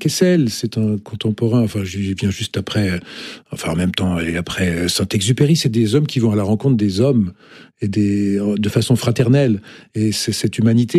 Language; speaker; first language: French; native; French